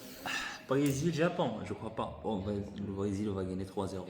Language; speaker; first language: French; non-native, local second language; Arabic